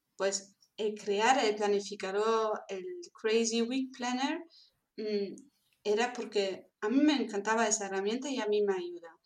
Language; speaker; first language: Spanish; non-native, fluent; German